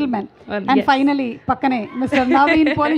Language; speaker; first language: Telugu; native; Telugu